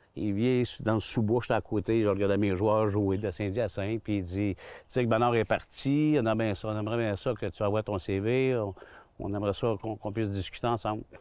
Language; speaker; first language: French; native; French